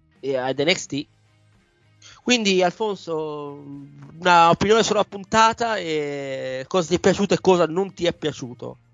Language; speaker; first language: Italian; native; Italian